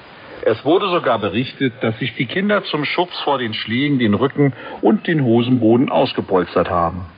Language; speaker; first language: German; native; German